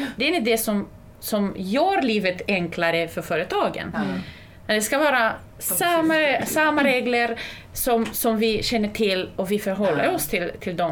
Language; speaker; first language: Swedish; non-native, fluent; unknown